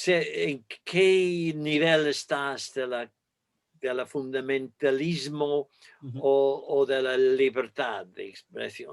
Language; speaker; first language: Spanish; non-native, fluent; English